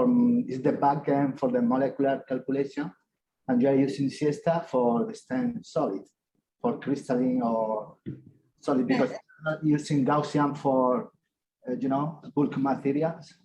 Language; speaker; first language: English; non-native, fluent; Spanish